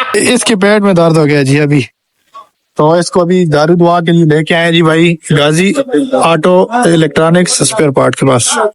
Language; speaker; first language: Urdu; non-native, local second language; Punjabi